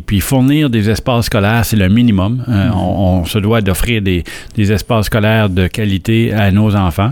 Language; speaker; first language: French; native; French